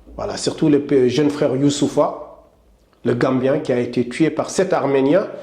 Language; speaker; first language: French; non-native, local second language; Wolof